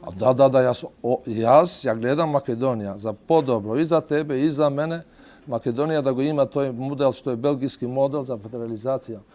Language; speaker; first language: Macedonian; non-native, local second language; Albanian